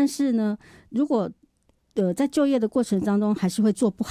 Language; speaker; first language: Chinese; native; Chinese